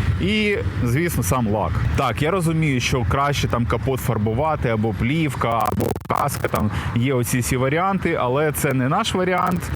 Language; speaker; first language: Ukrainian; native; Ukrainian